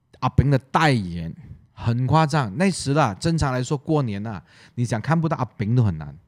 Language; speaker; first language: Chinese; non-native, local second language; Cantonese